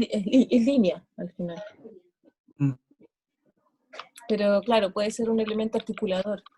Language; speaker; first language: Spanish; native; Spanish